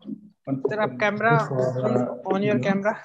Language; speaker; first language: English; non-native, local second language; Hindi